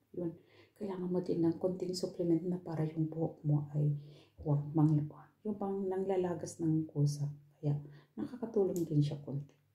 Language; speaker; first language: Filipino; non-native, local second language; Cebuano